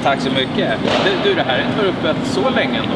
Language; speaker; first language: Swedish; native; Swedish